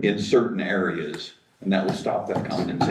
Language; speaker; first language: English; native; English